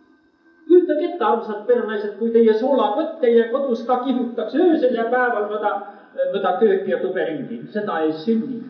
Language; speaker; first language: Finnish; non-native, learner; Estonian